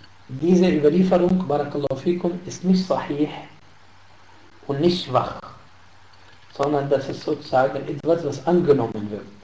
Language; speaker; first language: German; non-native, fluent; Arabic